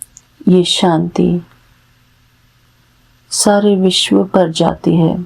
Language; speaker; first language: Hindi; native; Hindi